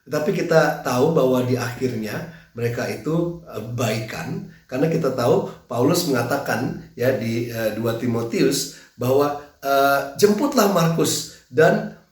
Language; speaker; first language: Indonesian; native; Indonesian